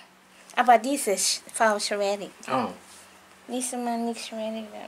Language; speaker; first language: German; non-native, learner; Thai